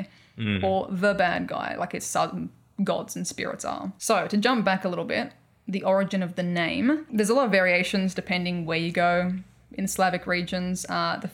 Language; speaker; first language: English; native; English